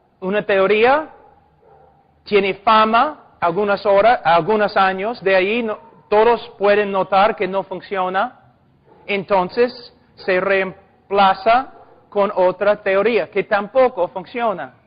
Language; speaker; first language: Spanish; non-native, fluent; English